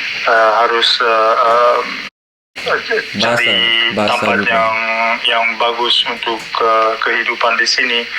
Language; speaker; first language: Indonesian; non-native, learner; Dutch